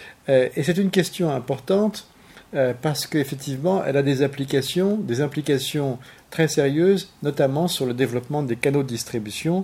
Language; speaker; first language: French; native; French